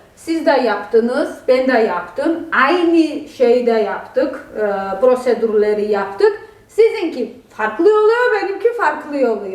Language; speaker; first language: Turkish; non-native, fluent; Georgian